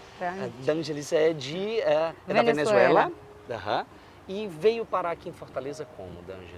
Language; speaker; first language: Portuguese; native; Portuguese